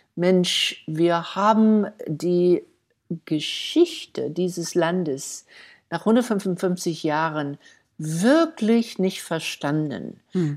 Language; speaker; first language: German; non-native, fluent; English